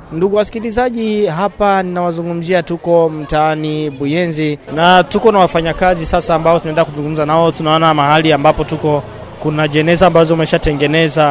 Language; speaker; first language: Swahili; non-native, local second language; Rundi